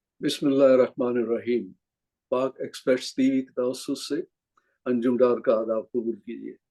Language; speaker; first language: Urdu; native; Urdu